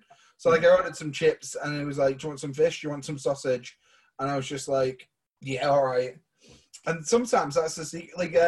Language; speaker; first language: English; native; English